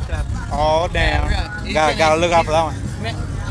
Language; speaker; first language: English; early bilingual, other home language; Spanish